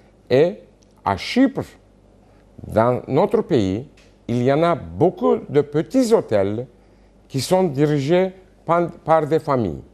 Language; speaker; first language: French; non-native, fluent; Turkish